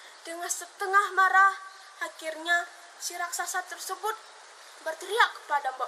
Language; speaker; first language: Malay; non-native, local second language; Balinese